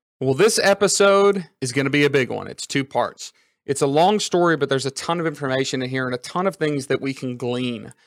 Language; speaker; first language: English; native; English